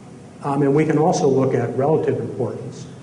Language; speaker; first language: English; native; English